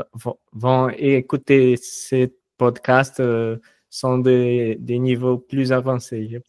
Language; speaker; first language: French; non-native, fluent; Portuguese